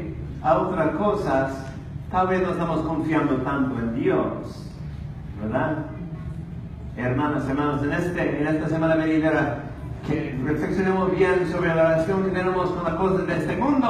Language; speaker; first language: Spanish; non-native, fluent; English